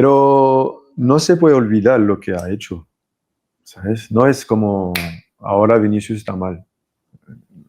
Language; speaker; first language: Spanish; non-native, fluent; French